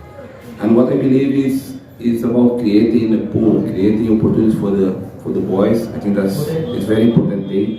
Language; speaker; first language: English; non-native, fluent; Spanish